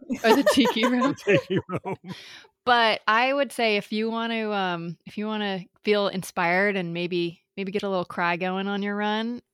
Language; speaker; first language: English; native; English